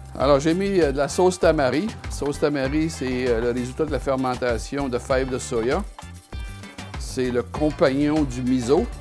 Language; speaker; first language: French; native; French